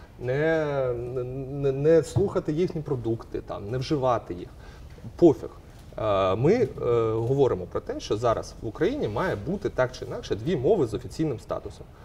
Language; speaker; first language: Ukrainian; non-native, local second language; Russian